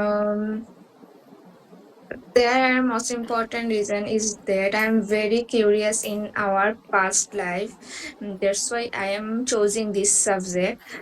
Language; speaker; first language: English; non-native, learner; Bangla